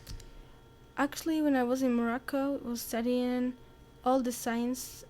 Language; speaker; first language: English; non-native, learner; Arabic